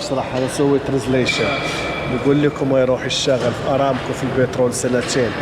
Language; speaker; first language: Arabic; native; Arabic